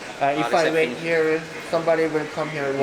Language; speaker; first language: English; non-native, learner; Korean